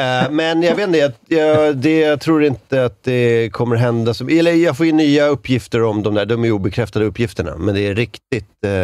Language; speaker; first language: Swedish; native; Swedish